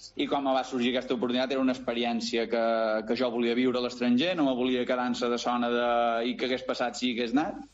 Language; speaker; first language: Catalan; native; Catalan